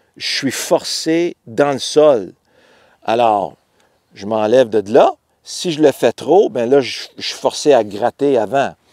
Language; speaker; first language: French; native; French